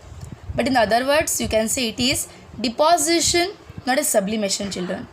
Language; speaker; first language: English; non-native, local second language; Hindi